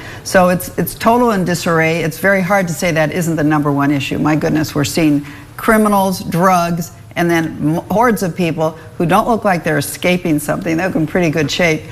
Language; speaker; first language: English; native; English